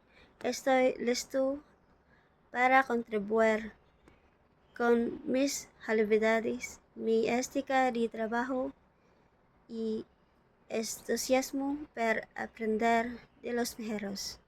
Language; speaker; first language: Spanish; non-native, learner; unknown